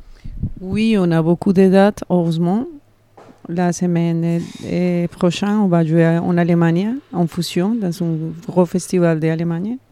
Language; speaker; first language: French; non-native, fluent; Spanish